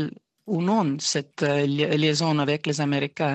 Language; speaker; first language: French; non-native, fluent; Estonian